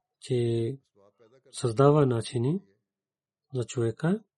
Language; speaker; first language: Bulgarian; non-native, learner; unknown